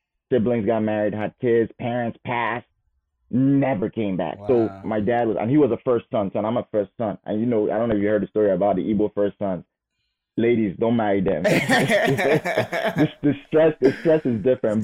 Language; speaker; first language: English; non-native, local second language; Igbo